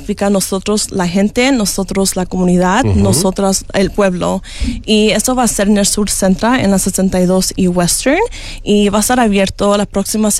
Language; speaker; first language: Spanish; early bilingual, heritage; Spanish